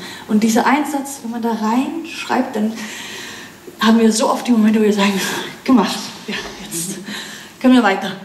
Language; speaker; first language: German; non-native, fluent; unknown